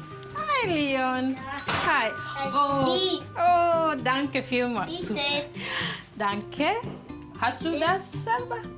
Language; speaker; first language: German; non-native, learner; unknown